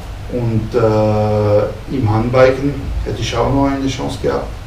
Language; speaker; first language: German; non-native, fluent; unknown